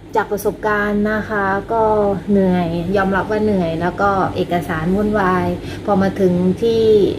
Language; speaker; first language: Thai; native; Thai